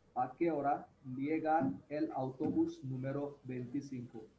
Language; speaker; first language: Spanish; non-native, fluent; Hindi